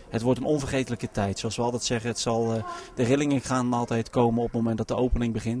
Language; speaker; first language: Dutch; native; Dutch